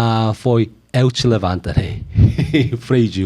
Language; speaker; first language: Portuguese; non-native, learner; Korean